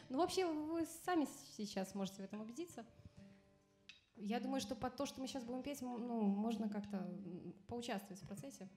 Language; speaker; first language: Russian; native; Russian